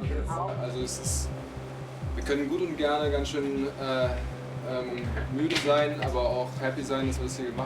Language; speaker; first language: German; native; German